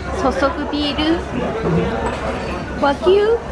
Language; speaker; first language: Japanese; non-native, fluent; Korean